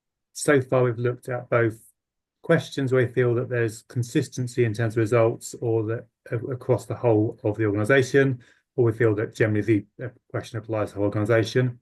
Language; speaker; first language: English; native; English